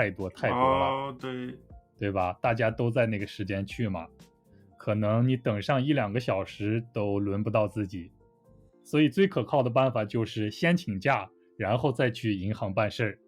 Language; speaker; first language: Chinese; native; Chinese